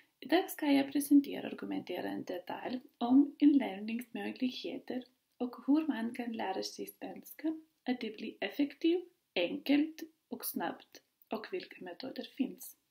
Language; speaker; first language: Swedish; non-native, learner; Lithuanian